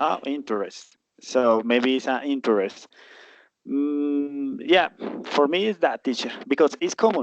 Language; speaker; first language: English; non-native, learner; Spanish